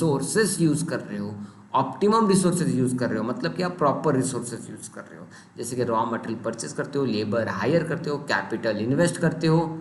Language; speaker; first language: Hindi; non-native, local second language; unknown